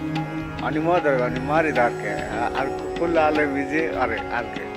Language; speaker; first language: Arabic; non-native, learner; Bangla